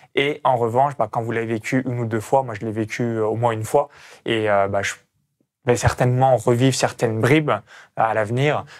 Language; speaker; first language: French; native; French